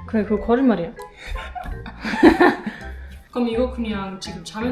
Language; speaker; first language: Korean; non-native, learner; German